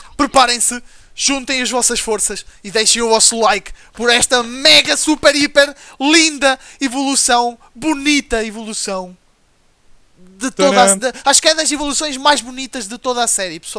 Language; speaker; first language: Portuguese; native; Portuguese